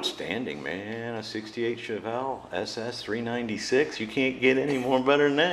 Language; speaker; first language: English; native; English